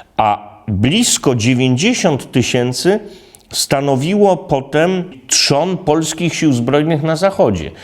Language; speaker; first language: Polish; native; Polish